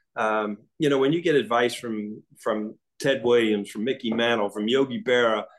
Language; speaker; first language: English; native; English